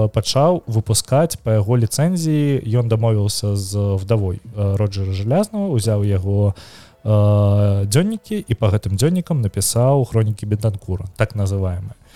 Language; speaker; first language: Belarusian; native; Belarusian